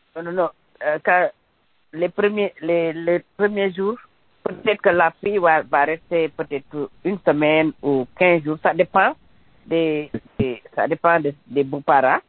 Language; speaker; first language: French; non-native, local second language; Wolof